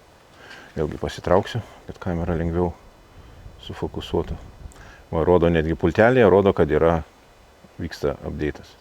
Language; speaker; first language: Lithuanian; native; Lithuanian